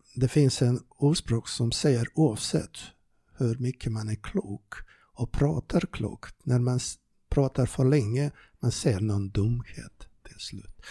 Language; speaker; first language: Swedish; non-native, fluent; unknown